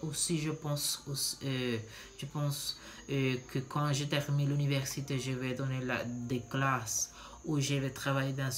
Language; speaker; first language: French; non-native, learner; Spanish